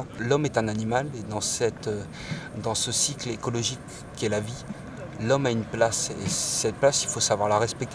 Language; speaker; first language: French; native; French